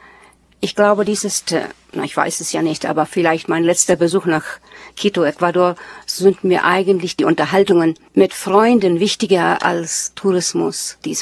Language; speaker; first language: German; early bilingual, heritage; German